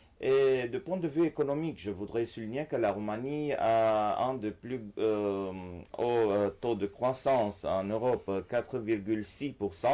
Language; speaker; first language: French; non-native, fluent; Romanian